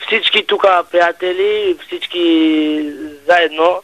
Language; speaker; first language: Bulgarian; non-native, learner; Hebrew